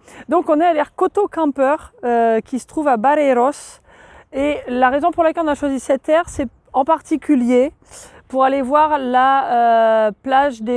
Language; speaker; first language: French; native; French